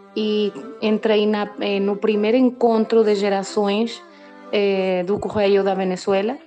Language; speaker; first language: Portuguese; early bilingual, other home language; Spanish